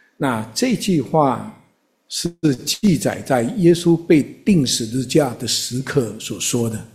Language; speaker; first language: Chinese; native; Chinese